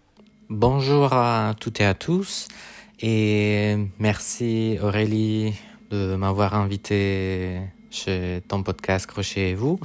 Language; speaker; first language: French; non-native, fluent; Italian